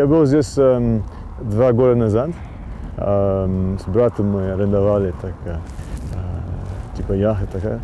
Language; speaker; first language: Russian; early bilingual, heritage; Russian